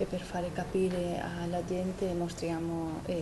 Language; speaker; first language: Italian; non-native, learner; Spanish